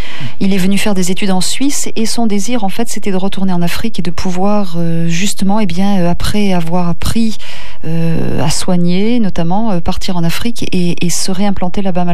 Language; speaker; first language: French; native; French